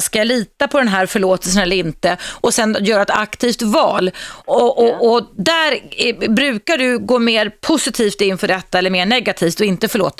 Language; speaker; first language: Swedish; native; Swedish